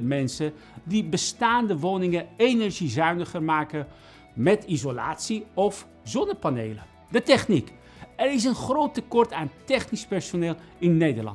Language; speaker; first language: Dutch; non-native, fluent; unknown